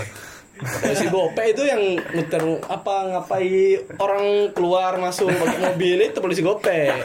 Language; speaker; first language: Indonesian; native; Indonesian